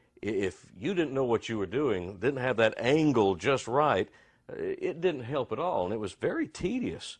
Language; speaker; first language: English; native; English